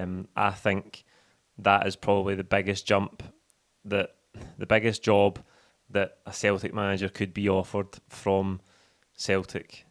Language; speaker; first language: English; native; English